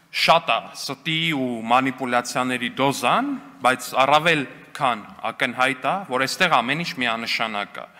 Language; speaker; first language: Armenian; native; Armenian